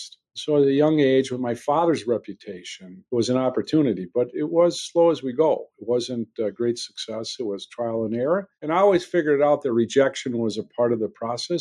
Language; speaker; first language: English; native; English